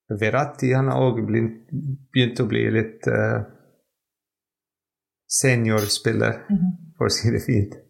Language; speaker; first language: Norwegian; non-native, fluent; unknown